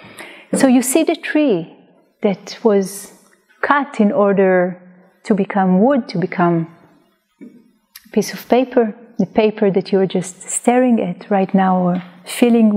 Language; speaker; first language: English; non-native, fluent; Hebrew